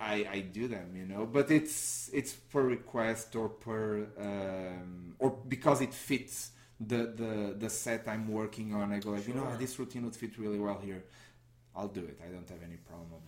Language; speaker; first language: English; non-native, fluent; Portuguese